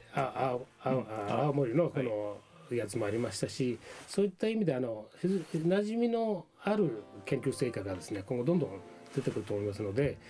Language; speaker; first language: Japanese; native; Japanese